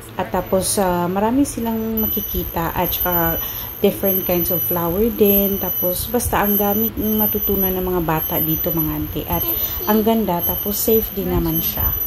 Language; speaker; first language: Filipino; non-native, local second language; Cebuano